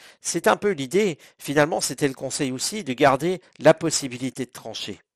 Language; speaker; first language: French; native; French